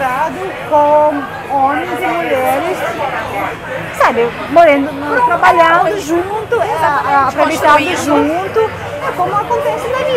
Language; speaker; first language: Portuguese; non-native, fluent; Russian